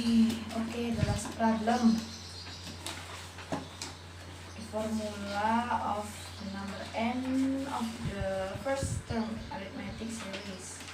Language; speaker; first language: English; non-native, learner; Indonesian